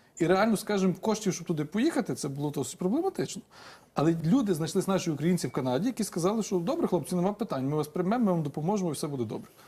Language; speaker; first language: Ukrainian; native; Ukrainian